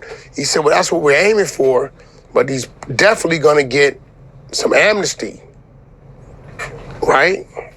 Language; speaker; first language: English; native; English